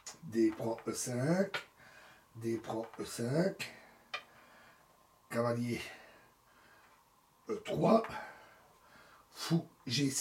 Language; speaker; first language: French; native; French